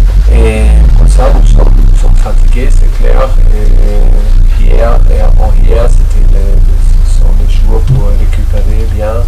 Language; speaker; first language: French; non-native, learner; German